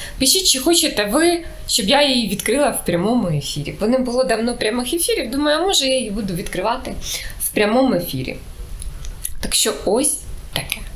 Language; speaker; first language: Ukrainian; native; Ukrainian